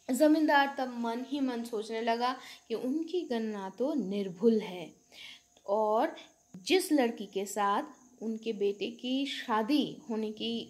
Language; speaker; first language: Hindi; non-native, local second language; Bangla